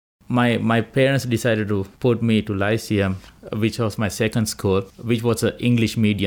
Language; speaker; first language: English; non-native, local second language; Sinhala